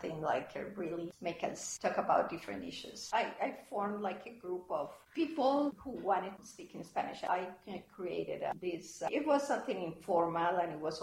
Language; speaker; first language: English; non-native, fluent; Spanish